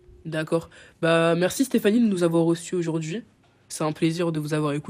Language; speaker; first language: French; native; French